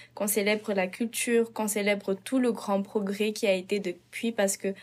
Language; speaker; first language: French; non-native, local second language; Malagasy